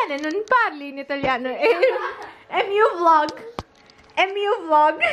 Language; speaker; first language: Italian; non-native, fluent; Filipino